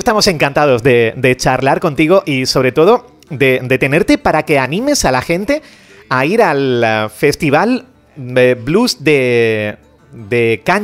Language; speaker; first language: Spanish; native; Spanish